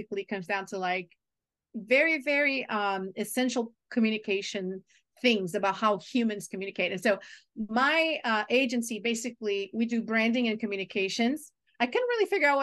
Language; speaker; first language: English; non-native, fluent; Portuguese